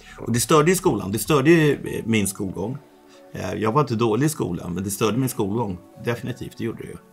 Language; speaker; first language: Swedish; early bilingual, other home language; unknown